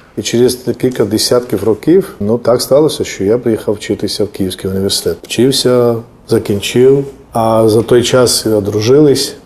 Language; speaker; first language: Ukrainian; non-native, fluent; Georgian